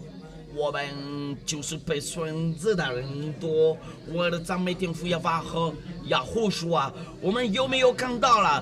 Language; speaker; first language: Chinese; non-native, learner; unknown